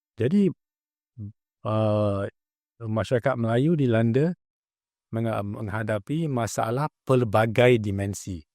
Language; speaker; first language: Malay; native; Malay